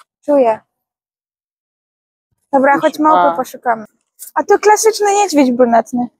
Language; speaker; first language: Polish; native; Polish